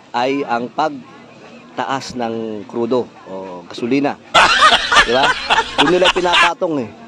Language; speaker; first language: Filipino; native; Filipino